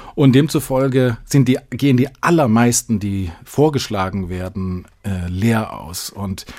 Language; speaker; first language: German; non-native, fluent; Swedish